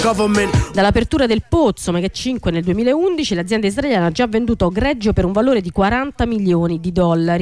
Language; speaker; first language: Italian; native; Italian